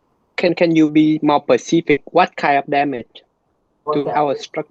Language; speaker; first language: English; non-native, fluent; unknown